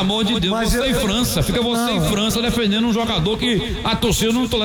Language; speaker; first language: Portuguese; native; Portuguese